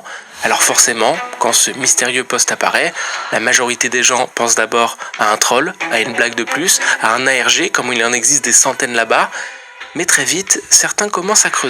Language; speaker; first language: French; native; French